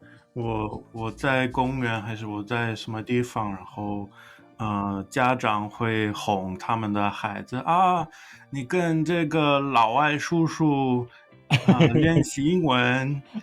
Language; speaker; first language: Chinese; non-native, fluent; English